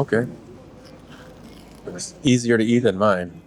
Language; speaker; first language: English; native; English